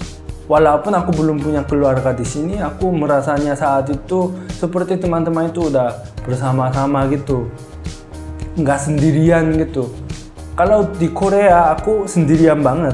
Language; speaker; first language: Indonesian; non-native, fluent; Korean